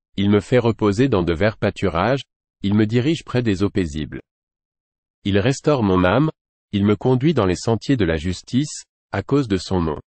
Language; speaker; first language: French; non-native, local second language; Haitian Creole